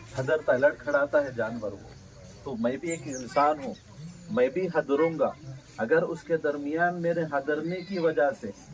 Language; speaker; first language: Urdu; native; Urdu